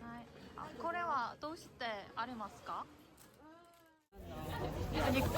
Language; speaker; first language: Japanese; non-native, learner; Korean